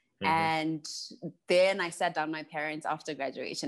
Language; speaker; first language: English; non-native, local second language; Shona